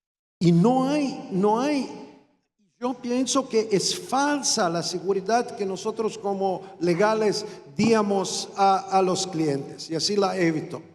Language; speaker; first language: Spanish; non-native, fluent; Croatian